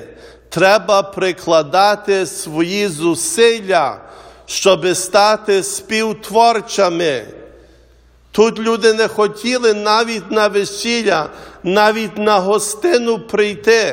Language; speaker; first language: Ukrainian; early bilingual, heritage; Ukrainian